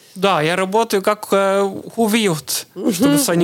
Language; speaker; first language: Russian; non-native, learner; Estonian